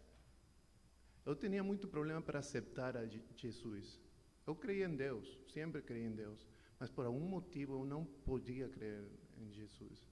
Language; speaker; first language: Portuguese; non-native, learner; Spanish